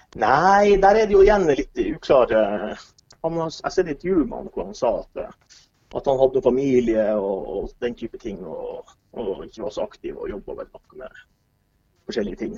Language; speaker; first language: Norwegian; native; Norwegian